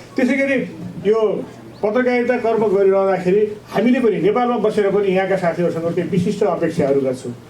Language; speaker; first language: Nepali; native; Nepali